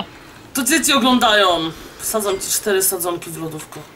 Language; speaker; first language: Polish; native; Polish